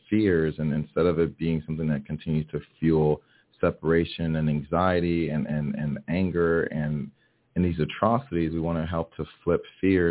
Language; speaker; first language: English; early bilingual, other home language; Haitian Creole